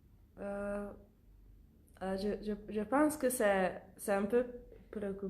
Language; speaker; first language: French; non-native, learner; Italian